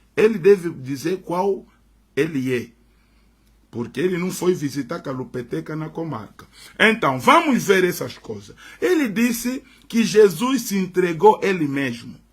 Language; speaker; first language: Portuguese; native; Portuguese